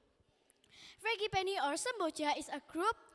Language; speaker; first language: English; non-native, learner; Indonesian